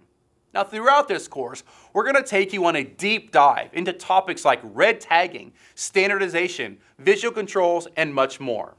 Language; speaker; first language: English; native; English